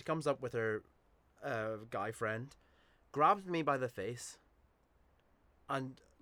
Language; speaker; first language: English; native; English